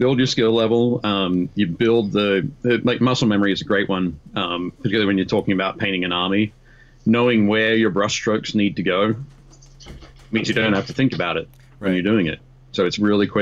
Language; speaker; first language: English; native; English